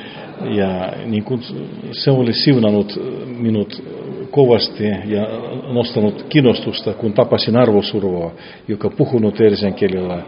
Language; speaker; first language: Finnish; non-native, fluent; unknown